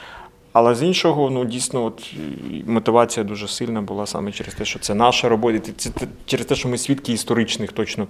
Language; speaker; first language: Ukrainian; native; Ukrainian